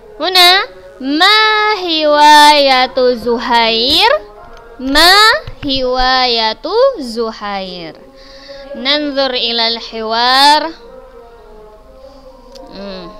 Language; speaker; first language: Arabic; non-native, fluent; Indonesian